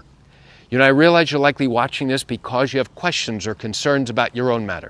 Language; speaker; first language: English; native; English